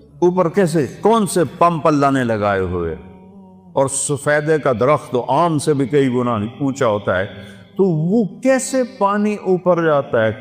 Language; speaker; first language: Urdu; non-native, local second language; Saraiki